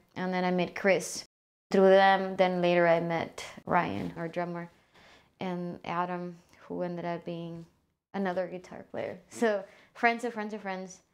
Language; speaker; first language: English; early bilingual, other home language; Spanish